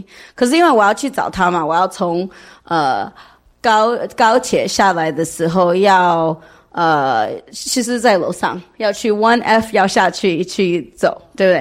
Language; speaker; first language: Chinese; early bilingual, heritage; English